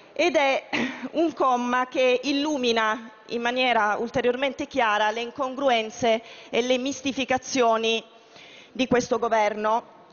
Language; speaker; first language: Italian; native; Italian